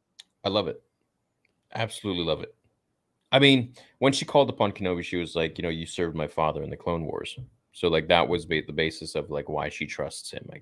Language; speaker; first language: English; native; English